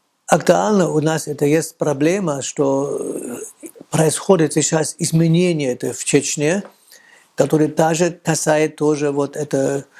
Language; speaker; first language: Russian; non-native, fluent; German